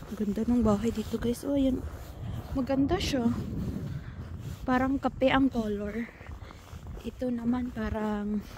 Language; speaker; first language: Filipino; native; Filipino